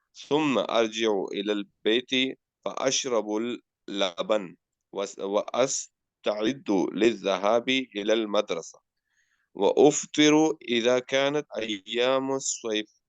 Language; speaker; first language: Arabic; non-native, learner; Urdu